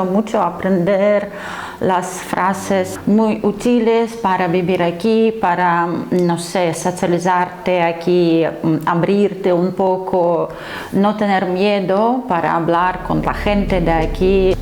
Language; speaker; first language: Spanish; non-native, fluent; Russian